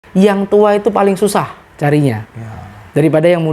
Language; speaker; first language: Malay; native; Malay